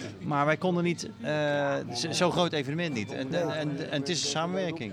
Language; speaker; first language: Dutch; native; Dutch